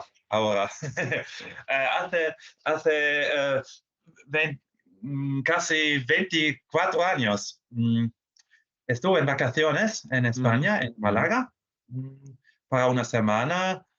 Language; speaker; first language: Spanish; non-native, fluent; German